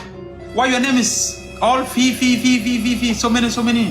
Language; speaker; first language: English; non-native, learner; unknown